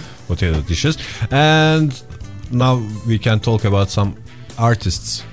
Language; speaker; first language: English; non-native, fluent; Turkish